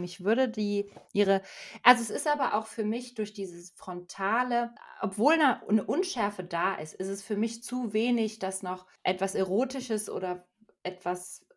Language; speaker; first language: German; native; German